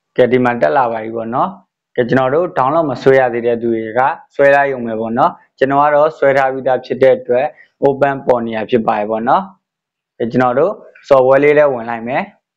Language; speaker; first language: Burmese; native; Burmese